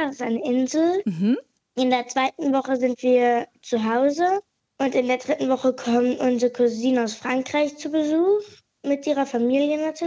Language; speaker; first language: German; native; German